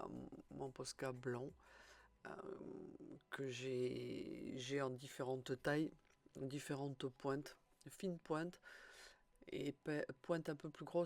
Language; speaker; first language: French; native; French